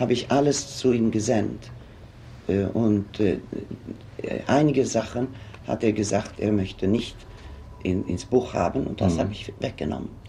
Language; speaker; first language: German; non-native, fluent; Swedish